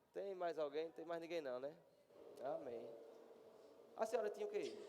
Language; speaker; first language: Portuguese; native; Portuguese